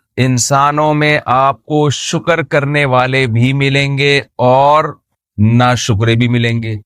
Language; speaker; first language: Urdu; native; Urdu